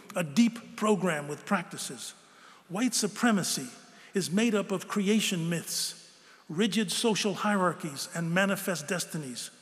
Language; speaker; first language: English; native; English